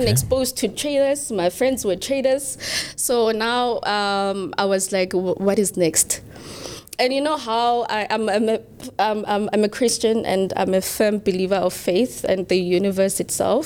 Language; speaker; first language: English; non-native, local second language; Southern Sotho